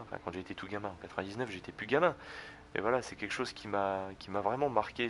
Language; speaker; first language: French; native; French